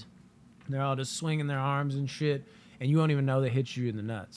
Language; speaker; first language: English; native; English